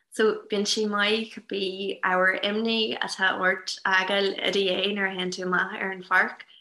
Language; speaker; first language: Irish; non-native, local second language; English